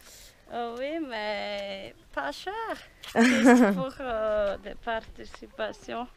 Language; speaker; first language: French; non-native, local second language; Malagasy